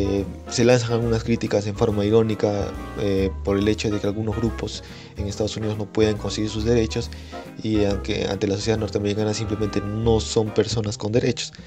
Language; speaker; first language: Spanish; native; Spanish